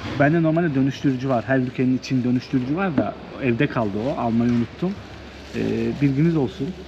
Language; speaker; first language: Turkish; native; Turkish